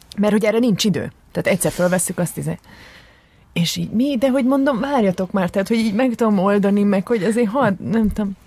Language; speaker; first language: Hungarian; native; Hungarian